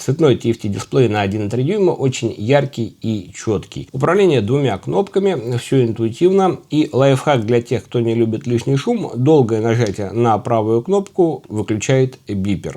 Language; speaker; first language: Russian; native; Russian